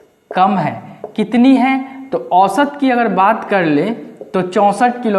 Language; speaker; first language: Hindi; native; Hindi